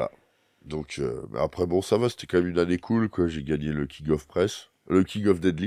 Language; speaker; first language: French; native; French